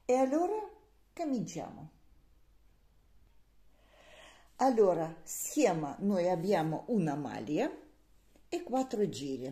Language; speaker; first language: Italian; non-native, learner; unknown